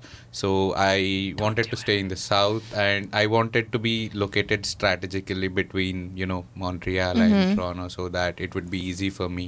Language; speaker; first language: English; non-native, local second language; Telugu